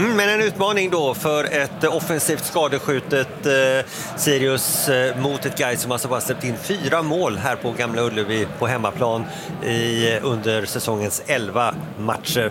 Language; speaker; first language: Swedish; native; Swedish